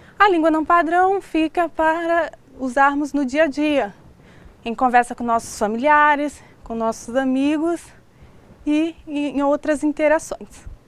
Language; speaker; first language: Portuguese; native; Portuguese